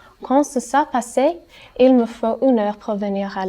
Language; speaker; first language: French; non-native, learner; English